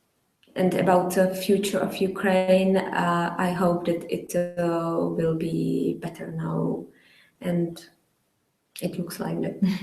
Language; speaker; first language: English; non-native, fluent; Czech